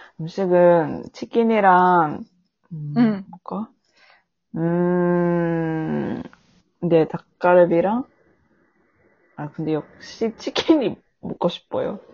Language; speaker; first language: Korean; non-native, learner; Japanese